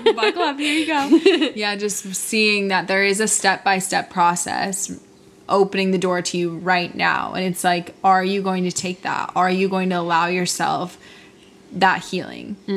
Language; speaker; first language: English; early bilingual, other home language; Spanish